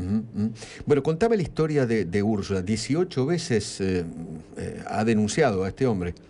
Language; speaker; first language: Spanish; native; Spanish